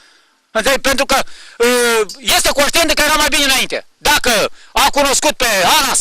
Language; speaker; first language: Romanian; native; Romanian